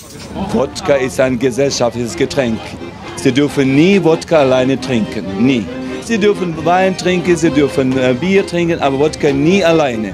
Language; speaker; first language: German; non-native, fluent; Russian